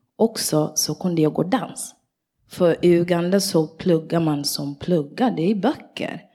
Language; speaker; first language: Swedish; early bilingual, other home language; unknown